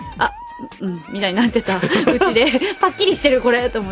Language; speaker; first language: Japanese; native; Japanese